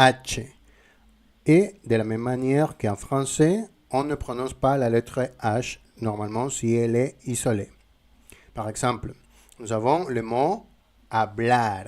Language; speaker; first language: French; non-native, fluent; Spanish